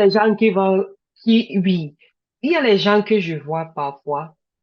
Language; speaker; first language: French; non-native, learner; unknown